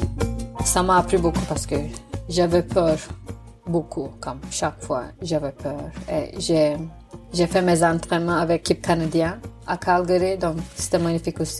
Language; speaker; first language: French; non-native, fluent; Turkish